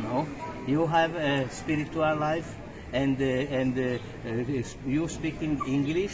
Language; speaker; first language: English; non-native, learner; Hungarian